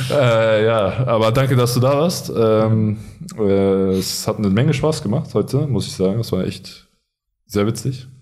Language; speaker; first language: German; early bilingual, other home language; Arabic